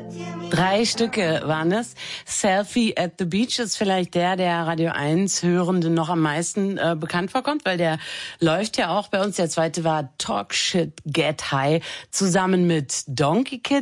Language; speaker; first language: German; native; German